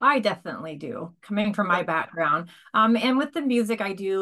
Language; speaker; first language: English; native; English